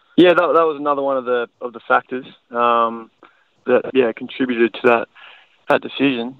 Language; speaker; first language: English; native; English